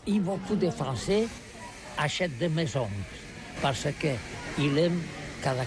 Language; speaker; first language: French; non-native, learner; Catalan